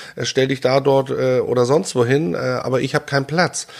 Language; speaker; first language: German; native; German